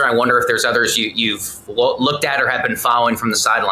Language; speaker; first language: English; native; English